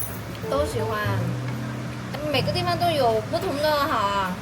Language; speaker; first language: Chinese; non-native, fluent; Vietnamese